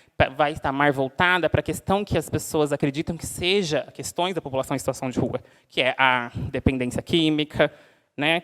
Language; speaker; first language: Portuguese; native; Portuguese